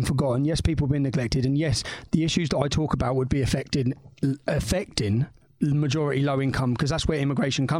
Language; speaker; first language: English; native; English